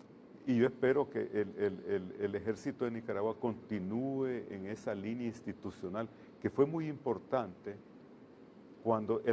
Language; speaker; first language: Spanish; native; Spanish